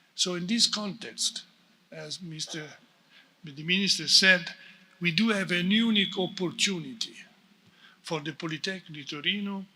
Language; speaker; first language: English; non-native, fluent; Italian